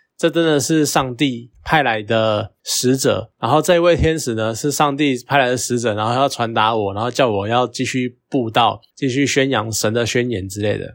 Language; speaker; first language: Chinese; native; Chinese